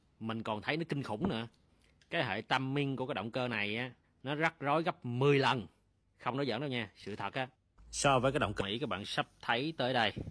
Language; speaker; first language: Vietnamese; native; Vietnamese